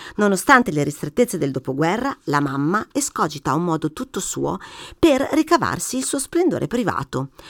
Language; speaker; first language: Italian; native; Italian